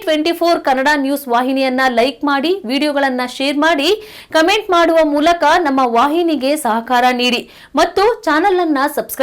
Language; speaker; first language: Kannada; native; Kannada